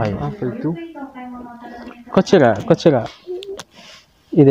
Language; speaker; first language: Japanese; non-native, learner; Indonesian